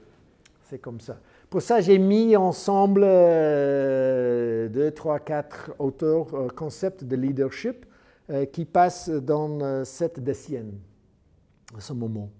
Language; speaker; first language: French; non-native, learner; English